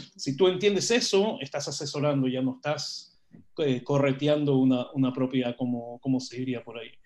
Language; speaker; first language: Spanish; non-native, fluent; Hebrew